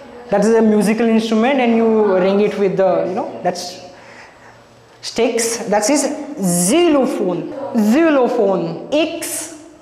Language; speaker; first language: English; non-native, local second language; Marathi